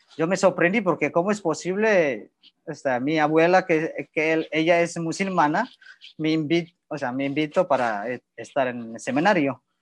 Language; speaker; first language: Spanish; non-native, learner; Indonesian